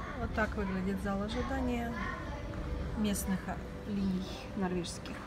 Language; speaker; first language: Russian; native; Russian